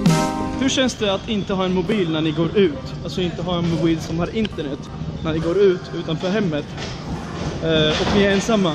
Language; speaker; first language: Swedish; early bilingual, other home language; Nepali